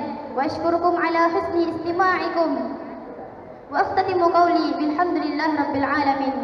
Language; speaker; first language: Arabic; non-native, fluent; Malay